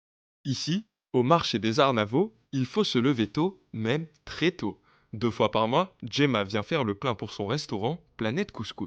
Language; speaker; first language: French; native; French